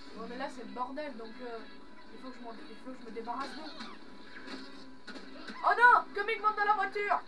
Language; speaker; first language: French; native; French